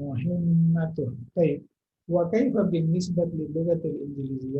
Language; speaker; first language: Arabic; non-native, fluent; Indonesian